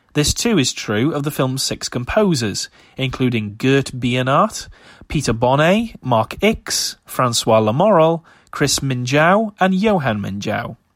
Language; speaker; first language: English; native; English